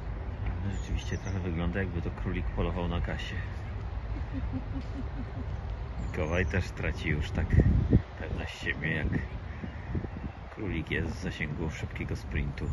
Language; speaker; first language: Polish; native; Polish